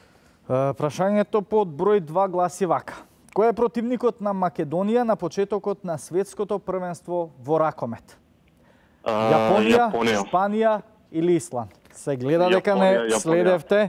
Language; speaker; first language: Macedonian; native; Macedonian